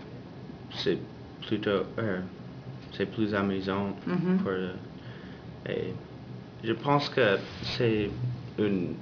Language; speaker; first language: French; non-native, learner; English